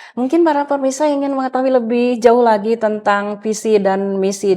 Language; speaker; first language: Indonesian; native; Indonesian